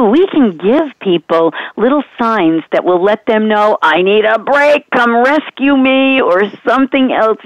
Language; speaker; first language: English; native; English